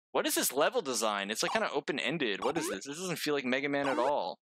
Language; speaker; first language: English; native; English